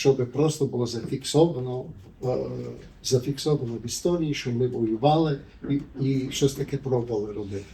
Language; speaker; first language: Ukrainian; early bilingual, heritage; Ukrainian